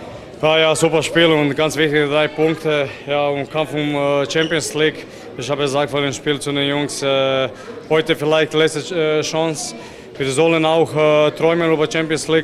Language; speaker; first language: German; non-native, fluent; Croatian